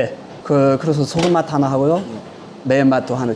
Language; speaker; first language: Korean; non-native, learner; English